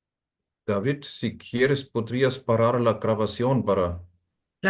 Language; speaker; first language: Spanish; non-native, fluent; German